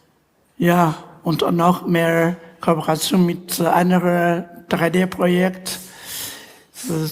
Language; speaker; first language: German; non-native, learner; Chinese